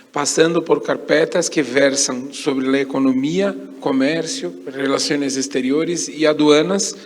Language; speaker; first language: Portuguese; native; Portuguese